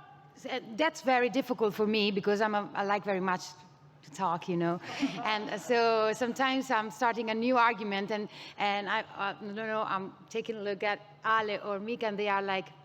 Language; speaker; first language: English; non-native, fluent; Italian